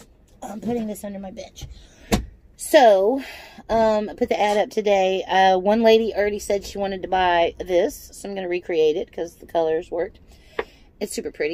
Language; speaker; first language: English; native; English